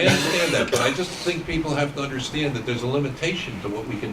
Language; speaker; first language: English; native; English